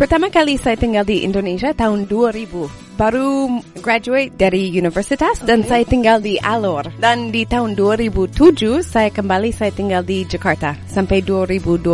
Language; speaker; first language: Indonesian; non-native, learner; English